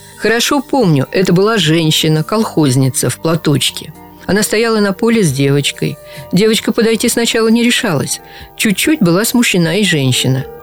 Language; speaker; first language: Russian; native; Russian